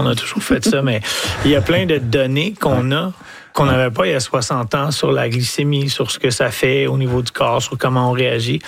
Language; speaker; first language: French; native; French